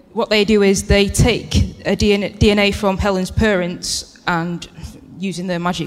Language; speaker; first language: English; native; English